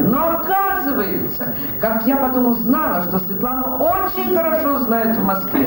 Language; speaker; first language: Russian; native; Russian